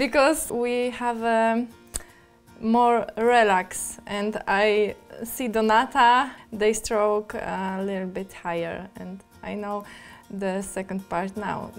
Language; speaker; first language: English; non-native, learner; Polish